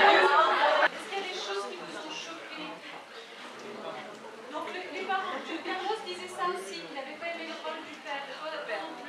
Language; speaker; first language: French; native; French